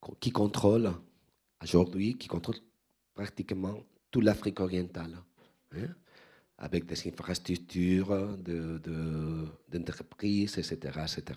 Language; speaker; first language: French; non-native, learner; Spanish